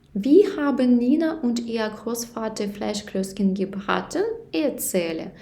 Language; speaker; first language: German; non-native, learner; Ukrainian